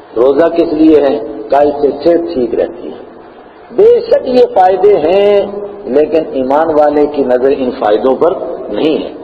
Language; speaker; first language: Urdu; non-native, local second language; Gujari